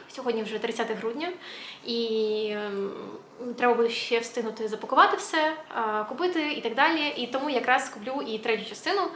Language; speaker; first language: Ukrainian; native; Ukrainian